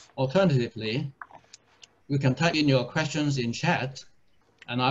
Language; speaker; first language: English; non-native, local second language; Chinese